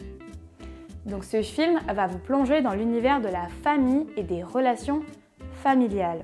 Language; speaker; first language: French; native; French